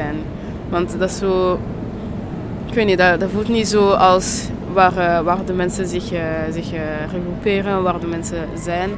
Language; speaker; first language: Dutch; non-native, local second language; French